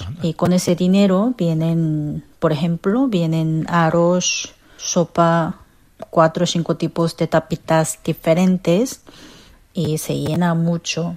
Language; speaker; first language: Spanish; non-native, learner; Korean